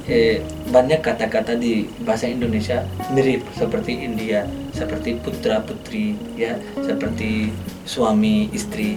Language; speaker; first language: Indonesian; non-native, learner; Hindi